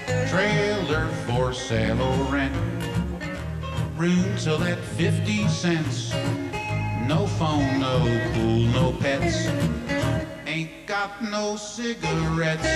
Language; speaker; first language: English; native; English